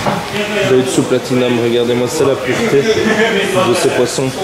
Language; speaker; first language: French; native; French